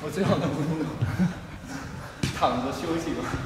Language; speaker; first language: Chinese; native; Chinese